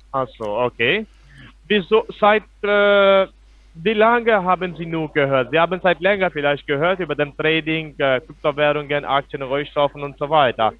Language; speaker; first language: German; non-native, fluent; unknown